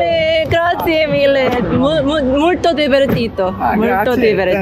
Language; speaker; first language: Italian; non-native, learner; Korean